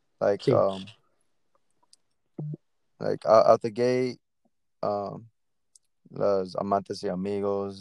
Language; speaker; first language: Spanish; early bilingual, heritage; Spanish